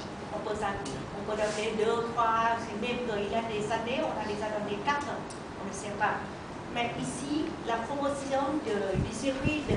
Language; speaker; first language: French; non-native, learner; Vietnamese